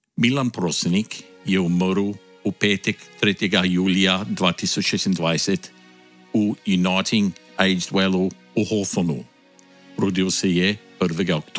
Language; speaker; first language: Slovenian; early bilingual, heritage; Slovenian